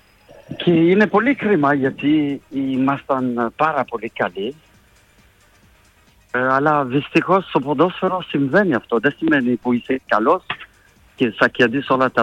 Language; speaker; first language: Greek; non-native, fluent; French